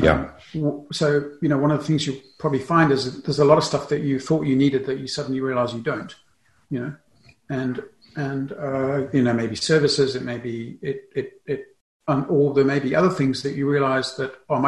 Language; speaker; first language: English; native; English